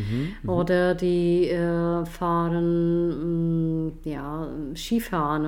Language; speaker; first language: German; non-native, fluent; Czech